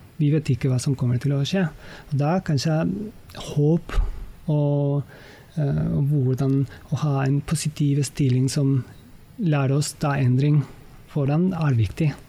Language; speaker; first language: Norwegian; non-native, fluent; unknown